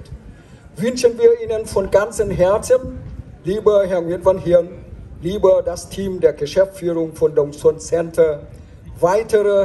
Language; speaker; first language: German; non-native, fluent; Vietnamese